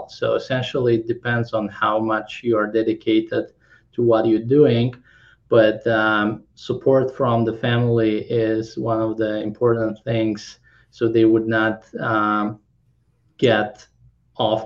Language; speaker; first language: English; non-native, fluent; Kazakh